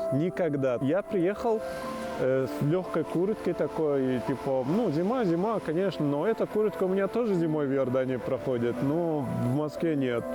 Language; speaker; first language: Russian; non-native, fluent; Arabic